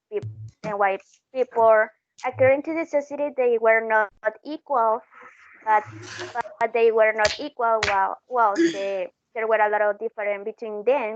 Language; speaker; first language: English; non-native, learner; Spanish